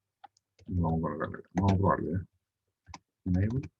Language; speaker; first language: Spanish; native; Spanish